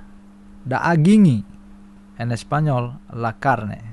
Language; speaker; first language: Spanish; non-native, fluent; Indonesian